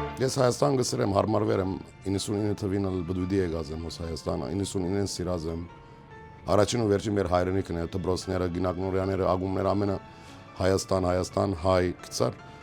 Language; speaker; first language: Armenian; early bilingual, heritage; Armenian